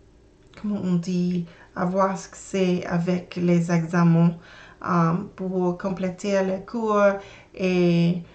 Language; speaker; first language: French; non-native, learner; English